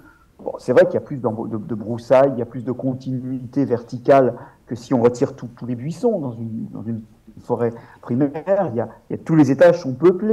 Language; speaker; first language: French; native; French